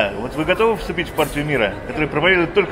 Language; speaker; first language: Russian; native; Russian